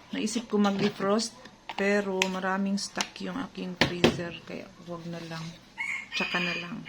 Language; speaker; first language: Filipino; non-native, local second language; Cebuano